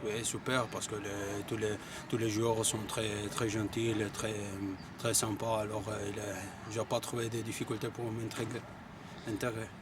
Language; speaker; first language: French; non-native, fluent; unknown